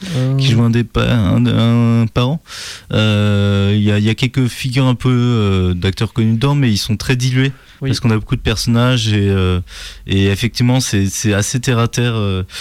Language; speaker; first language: French; native; French